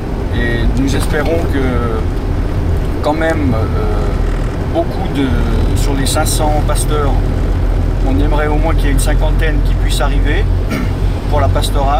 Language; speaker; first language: French; native; French